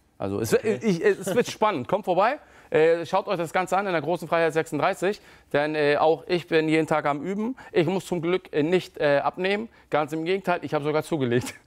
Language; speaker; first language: German; early bilingual, other home language; Turkish